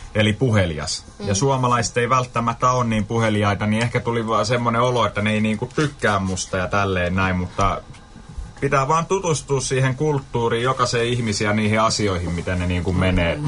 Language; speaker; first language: Finnish; non-native, fluent; Kurdish